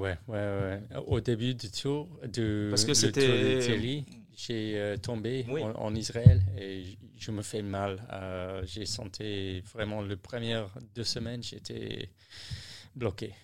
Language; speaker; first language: French; non-native, learner; English